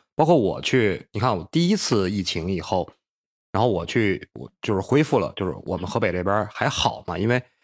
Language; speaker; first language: Chinese; native; Chinese